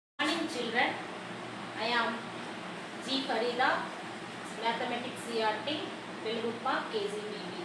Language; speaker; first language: English; non-native, local second language; Telugu